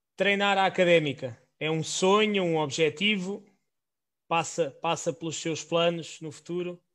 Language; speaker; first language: Portuguese; native; Portuguese